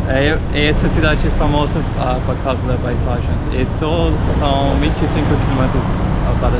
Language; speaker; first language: Portuguese; non-native, fluent; Croatian